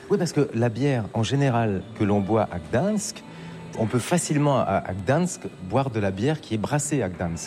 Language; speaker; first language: French; native; French